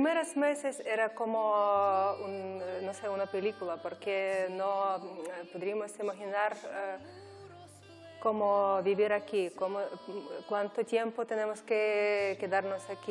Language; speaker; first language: Spanish; non-native, learner; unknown